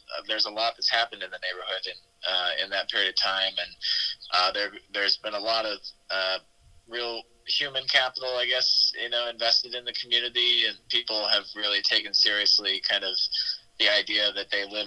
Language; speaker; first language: English; native; English